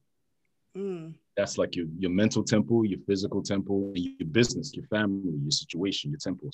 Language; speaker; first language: English; non-native, local second language; Yoruba